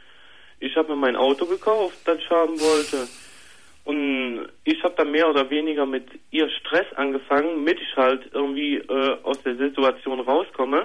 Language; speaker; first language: German; native; German